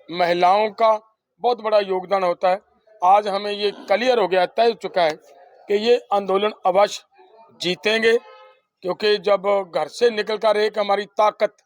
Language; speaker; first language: Hindi; non-native, local second language; Punjabi